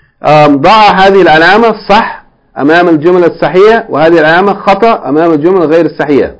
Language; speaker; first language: Arabic; non-native, fluent; English